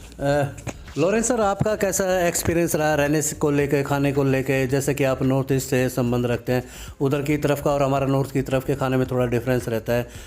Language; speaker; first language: Hindi; native; Hindi